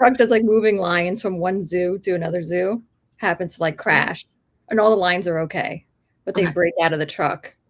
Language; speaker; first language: English; native; English